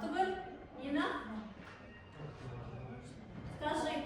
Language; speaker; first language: Russian; non-native, local second language; Kyrgyz